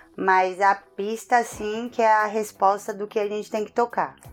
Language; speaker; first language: Portuguese; native; Portuguese